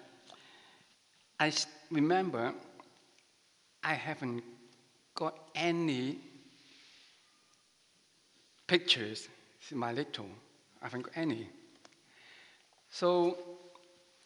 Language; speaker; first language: English; non-native, learner; Chinese